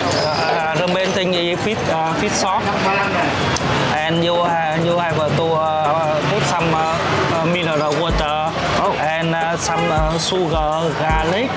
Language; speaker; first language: English; non-native, learner; Vietnamese